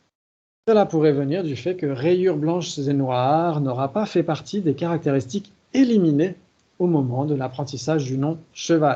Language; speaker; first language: French; native; French